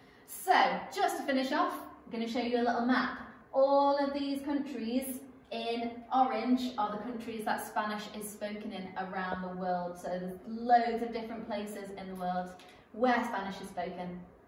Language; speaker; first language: English; native; English